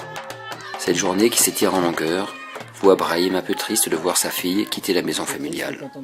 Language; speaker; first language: French; native; French